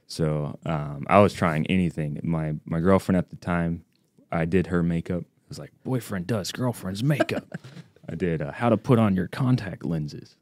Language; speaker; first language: English; native; English